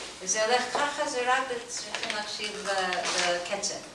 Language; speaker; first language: Hebrew; non-native, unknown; English